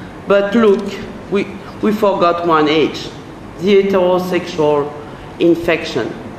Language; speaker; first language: English; non-native, fluent; French